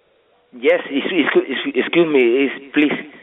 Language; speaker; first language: English; non-native, learner; Spanish